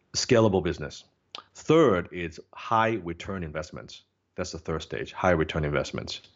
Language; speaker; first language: English; non-native, local second language; Cantonese